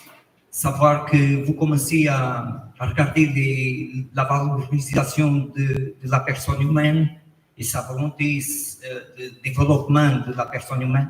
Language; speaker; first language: French; non-native, fluent; Portuguese